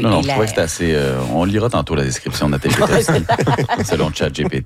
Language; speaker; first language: French; native; French